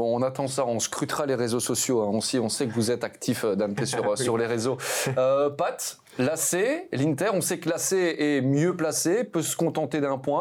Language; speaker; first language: French; native; French